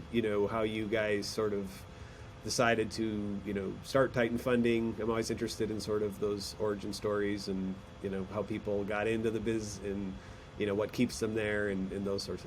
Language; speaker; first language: English; native; English